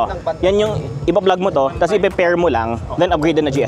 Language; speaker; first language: Filipino; native; Filipino